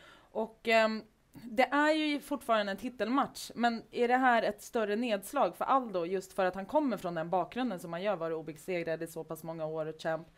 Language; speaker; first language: Swedish; native; Swedish